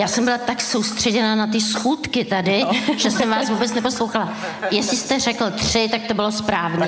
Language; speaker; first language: Czech; native; Czech